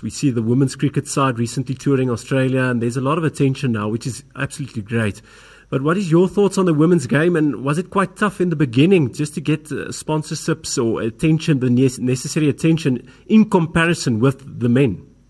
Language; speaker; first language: English; non-native, local second language; Afrikaans